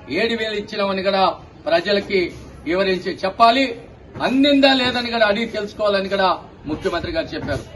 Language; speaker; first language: Telugu; native; Telugu